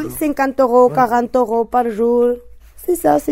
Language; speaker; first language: French; non-native, learner; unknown